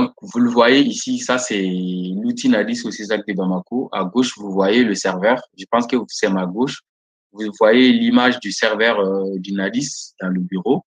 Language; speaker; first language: French; non-native, local second language; Bambara